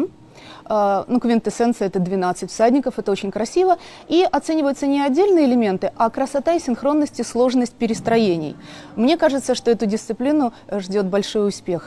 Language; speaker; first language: Russian; native; Russian